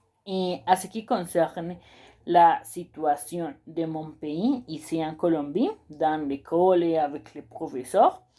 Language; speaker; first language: French; non-native, learner; Spanish